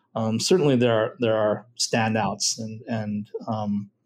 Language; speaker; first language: English; native; English